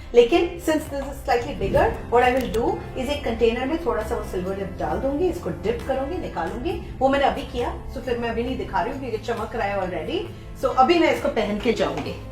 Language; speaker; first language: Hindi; non-native, local second language; Bangla